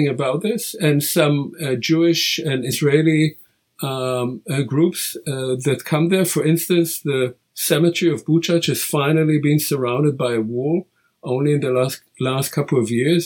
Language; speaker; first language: English; non-native, fluent; Hebrew